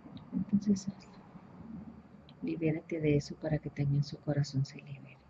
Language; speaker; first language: Spanish; native; Spanish